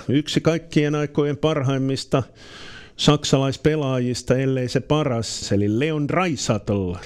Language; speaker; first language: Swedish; native; Swedish